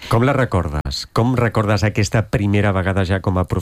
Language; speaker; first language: Catalan; native; Catalan